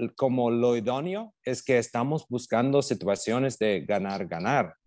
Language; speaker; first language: Spanish; non-native, fluent; English